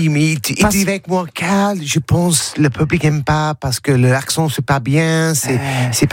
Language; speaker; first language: French; non-native, learner; English